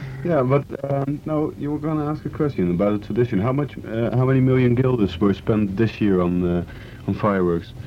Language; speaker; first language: English; non-native, fluent; Dutch